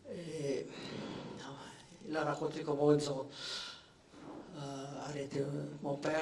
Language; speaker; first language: French; non-native, fluent; Indonesian